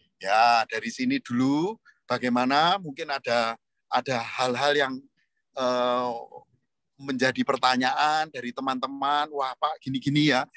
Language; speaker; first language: Indonesian; native; Indonesian